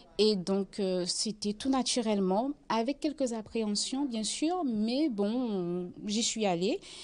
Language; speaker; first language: French; native; French